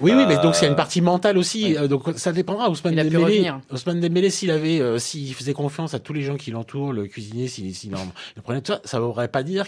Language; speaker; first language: French; native; French